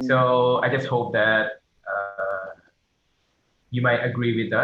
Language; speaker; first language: English; non-native, fluent; Thai